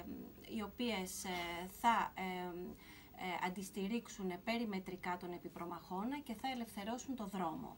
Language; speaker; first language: Greek; native; Greek